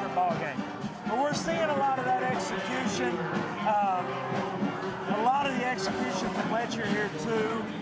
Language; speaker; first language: English; native; English